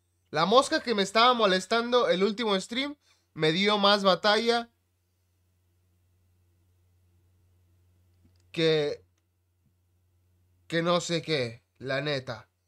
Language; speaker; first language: Spanish; early bilingual, heritage; Spanish